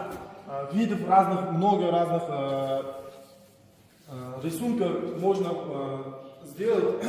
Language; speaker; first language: Russian; non-native, learner; Uzbek